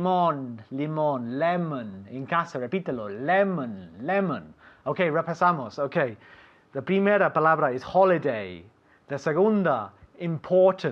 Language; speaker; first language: Spanish; non-native, fluent; English